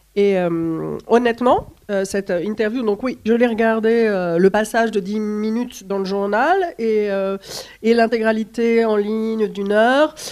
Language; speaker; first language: French; native; French